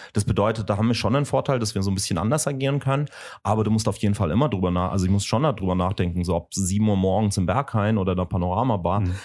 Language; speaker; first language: German; early bilingual, other home language; Russian